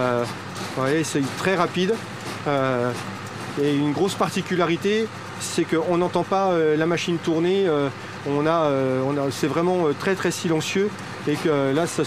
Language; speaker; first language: French; native; French